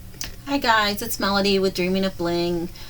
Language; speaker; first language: English; native; English